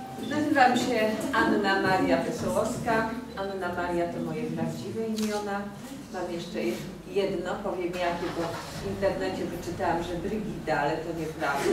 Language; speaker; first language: Polish; native; Polish